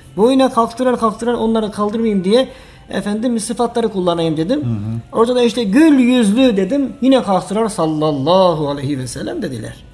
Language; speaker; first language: Turkish; native; Turkish